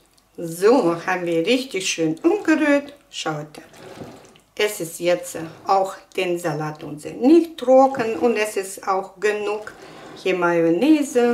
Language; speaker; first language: German; non-native, fluent; Russian